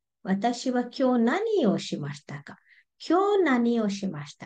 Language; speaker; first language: Japanese; non-native, fluent; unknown